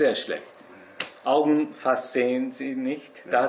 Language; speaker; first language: German; non-native, learner; Persian